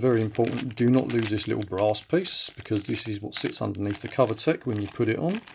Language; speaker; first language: English; native; English